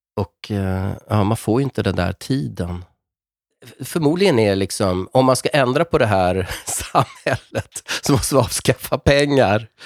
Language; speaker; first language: Swedish; native; Swedish